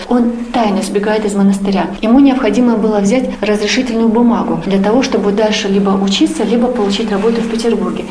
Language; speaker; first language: Russian; native; Russian